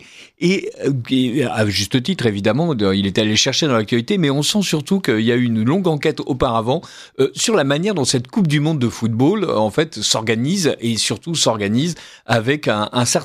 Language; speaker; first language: French; native; French